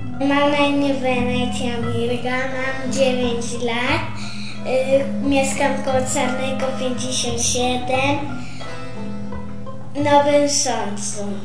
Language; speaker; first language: Polish; non-native, local second language; Romany